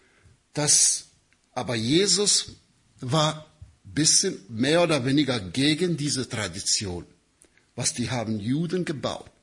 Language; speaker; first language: German; non-native, learner; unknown